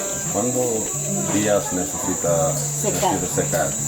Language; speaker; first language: Spanish; non-native, learner; Dutch